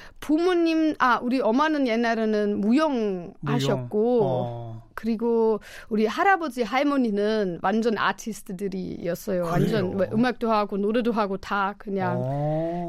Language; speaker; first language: Korean; non-native, fluent; German